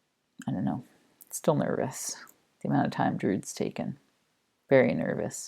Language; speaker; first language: English; native; English